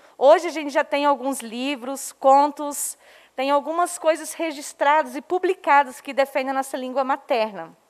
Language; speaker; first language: Portuguese; non-native, local second language; Low German